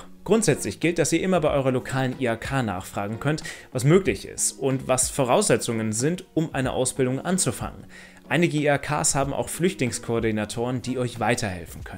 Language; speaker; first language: German; native; German